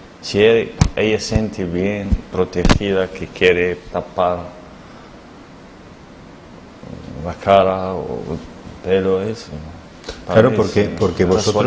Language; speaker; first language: Spanish; non-native, learner; Arabic